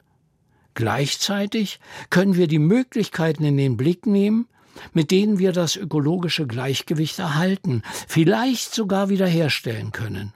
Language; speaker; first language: German; native; German